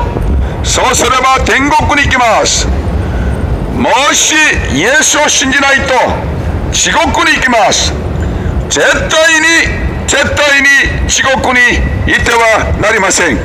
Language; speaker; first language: Japanese; non-native, learner; Korean